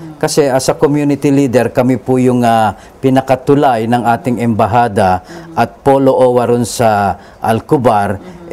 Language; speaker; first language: Filipino; non-native, local second language; Bikol